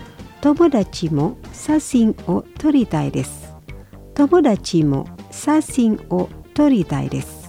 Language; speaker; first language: Japanese; non-native, fluent; Indonesian